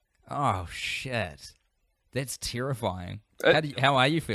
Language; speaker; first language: English; native; English